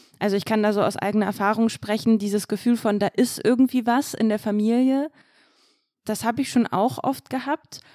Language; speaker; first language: German; early bilingual, other home language; Russian